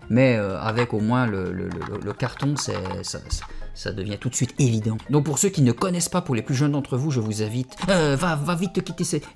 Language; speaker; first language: French; native; French